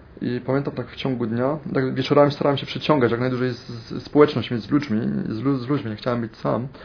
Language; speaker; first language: Polish; native; Polish